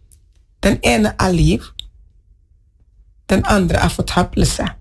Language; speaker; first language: Norwegian; non-native, fluent; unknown